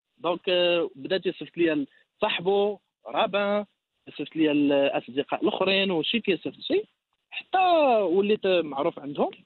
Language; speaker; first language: Arabic; native; Arabic